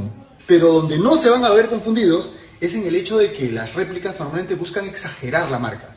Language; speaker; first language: Spanish; native; Spanish